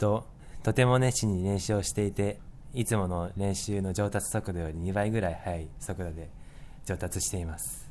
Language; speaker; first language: Japanese; native; Japanese